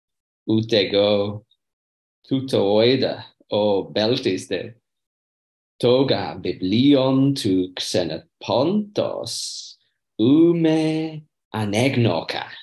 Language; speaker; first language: Greek; non-native, learner; English